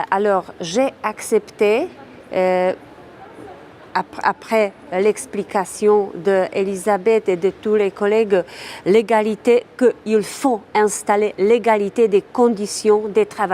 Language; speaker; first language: French; non-native, fluent; Czech